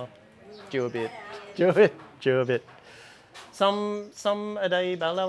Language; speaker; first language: Vietnamese; non-native, learner; English